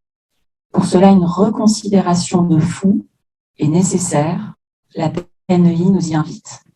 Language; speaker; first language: French; native; French